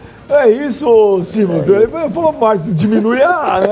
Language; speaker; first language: Portuguese; native; Portuguese